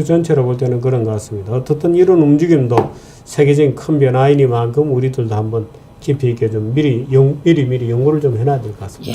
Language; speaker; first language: Korean; native; Korean